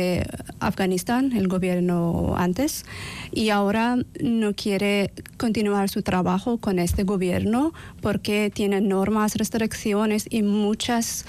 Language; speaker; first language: Spanish; non-native, learner; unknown